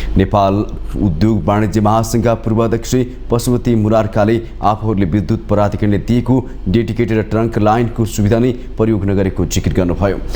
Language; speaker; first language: Nepali; native; Nepali